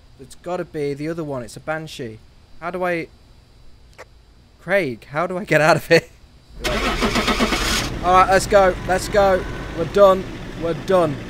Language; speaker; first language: English; native; English